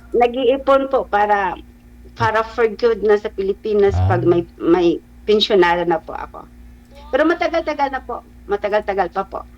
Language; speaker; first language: Filipino; non-native, local second language; Cebuano